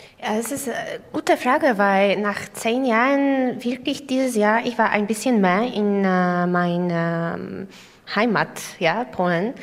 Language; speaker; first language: German; non-native, fluent; Polish